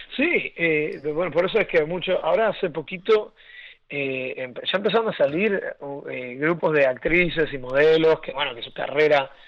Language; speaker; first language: Spanish; native; Spanish